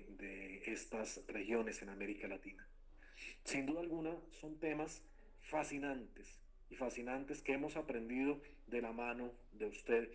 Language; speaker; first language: Spanish; native; Spanish